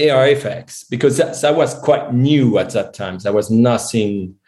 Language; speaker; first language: English; non-native, fluent; French